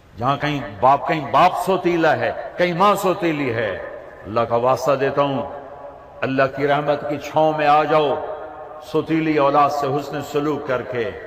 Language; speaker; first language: Urdu; non-native, local second language; Punjabi